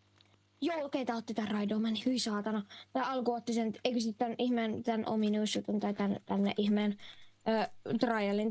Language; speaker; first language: Finnish; native; Finnish